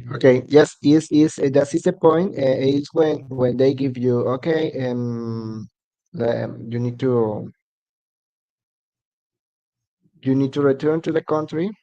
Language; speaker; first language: English; non-native, learner; Spanish